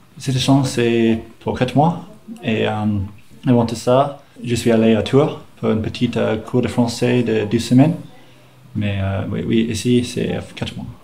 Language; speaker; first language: French; non-native, fluent; English